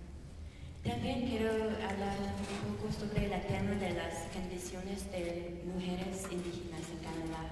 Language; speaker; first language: Spanish; non-native, learner; English